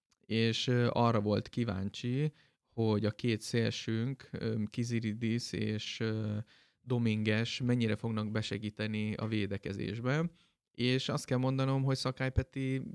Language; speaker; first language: Hungarian; native; Hungarian